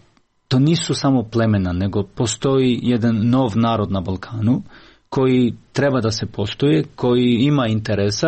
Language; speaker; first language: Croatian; non-native, local second language; Albanian